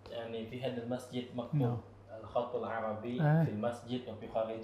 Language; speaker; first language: Arabic; non-native, learner; Indonesian